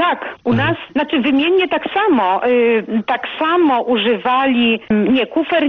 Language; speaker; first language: Polish; non-native, local second language; Belarusian